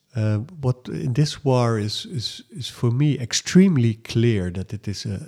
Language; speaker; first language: English; non-native, fluent; Dutch